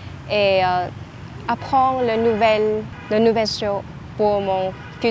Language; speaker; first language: French; non-native, learner; Vietnamese